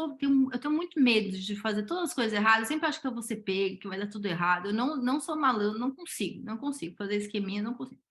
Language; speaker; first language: Portuguese; native; Portuguese